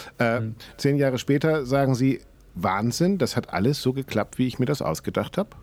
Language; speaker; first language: German; native; German